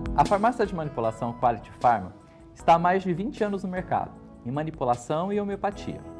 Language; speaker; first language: Portuguese; native; Portuguese